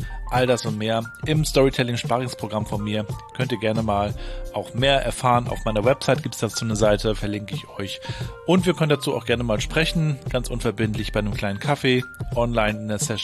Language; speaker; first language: German; native; German